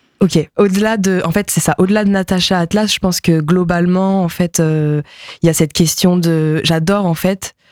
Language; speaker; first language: French; early bilingual, other home language; Japanese